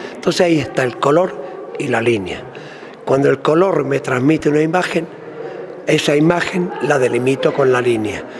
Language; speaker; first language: Spanish; native; Spanish